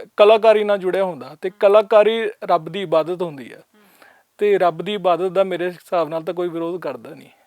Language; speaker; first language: Punjabi; native; Punjabi